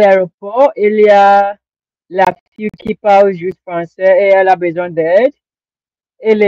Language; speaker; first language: French; non-native, learner; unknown